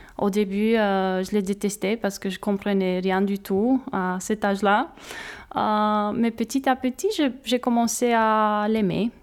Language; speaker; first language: French; non-native, fluent; Romanian